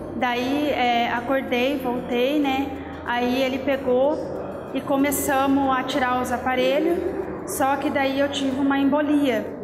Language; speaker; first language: Portuguese; native; Portuguese